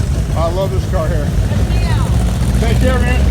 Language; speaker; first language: English; native; English